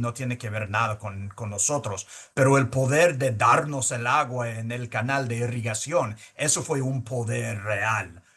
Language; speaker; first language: Spanish; early bilingual, heritage; Spanish